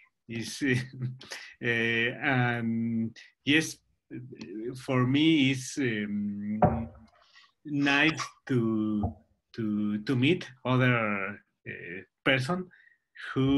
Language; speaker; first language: English; non-native, learner; Spanish